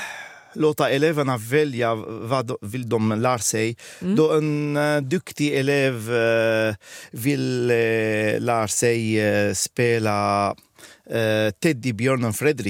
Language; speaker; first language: Swedish; non-native, fluent; Arabic